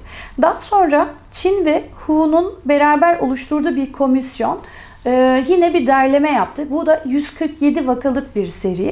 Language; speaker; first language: Turkish; native; Turkish